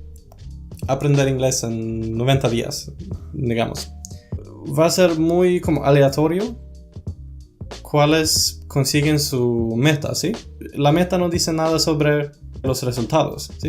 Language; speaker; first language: Spanish; non-native, fluent; Swedish